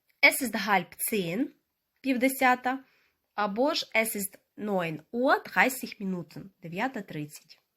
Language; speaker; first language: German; non-native, fluent; Ukrainian